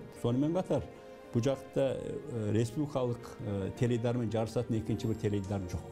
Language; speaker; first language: Kazakh; early bilingual, heritage; Kazakh